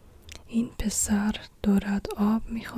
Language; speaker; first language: Persian; non-native, learner; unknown